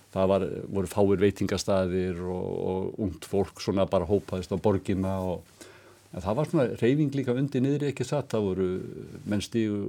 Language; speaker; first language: Icelandic; native; Icelandic